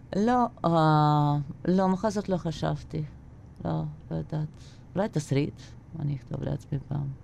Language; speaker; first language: Hebrew; non-native, fluent; Russian